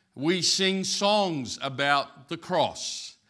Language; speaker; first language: English; native; English